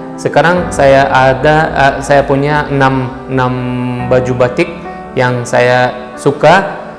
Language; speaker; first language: Indonesian; non-native, fluent; Turkish